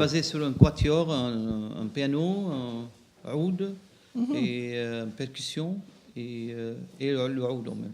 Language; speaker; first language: French; non-native, local second language; Arabic